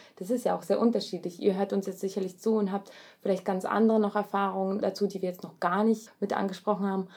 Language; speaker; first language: German; early bilingual, other home language; Russian